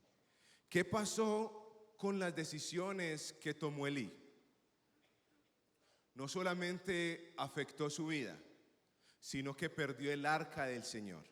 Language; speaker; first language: Spanish; native; Spanish